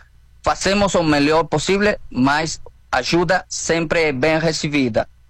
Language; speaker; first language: Portuguese; non-native, learner; Spanish